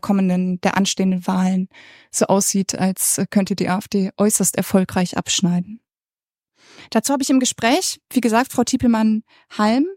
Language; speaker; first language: German; native; German